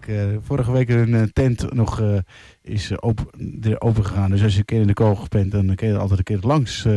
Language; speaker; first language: Dutch; native; Dutch